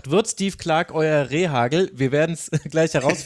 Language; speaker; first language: German; native; German